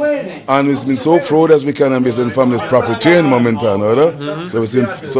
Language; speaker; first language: German; non-native, learner; English